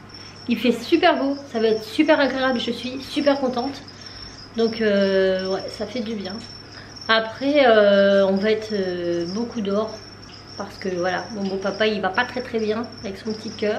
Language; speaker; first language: French; native; French